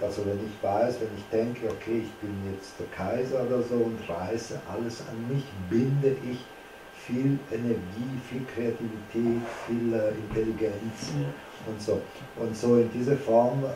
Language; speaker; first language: German; non-native, fluent; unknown